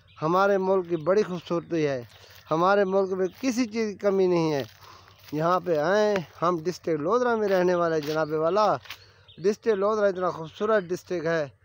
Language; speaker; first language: Urdu; non-native, local second language; Saraiki